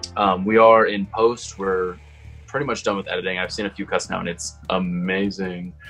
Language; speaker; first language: English; native; English